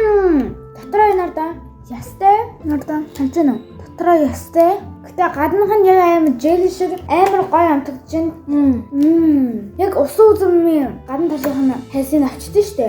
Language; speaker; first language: Mongolian; early bilingual, heritage; Mongolian